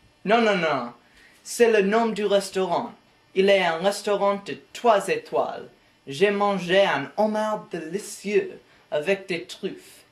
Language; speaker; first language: French; non-native, learner; English